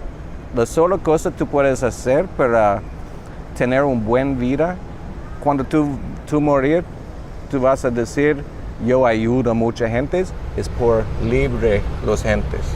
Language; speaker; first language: Spanish; non-native, learner; English